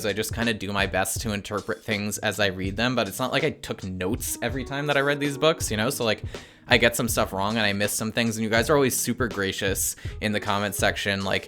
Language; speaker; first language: English; native; English